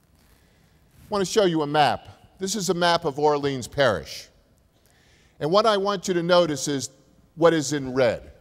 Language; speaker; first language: English; native; English